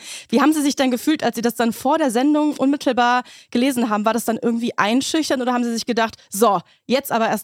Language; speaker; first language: German; native; German